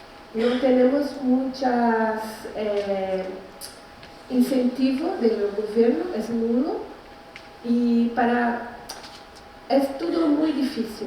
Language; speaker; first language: Spanish; non-native, learner; Portuguese